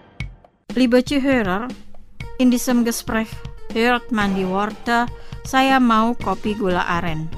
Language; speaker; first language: German; non-native, fluent; Indonesian